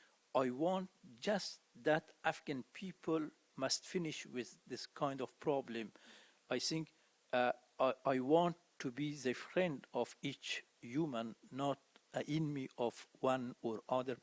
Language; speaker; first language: English; non-native, fluent; Persian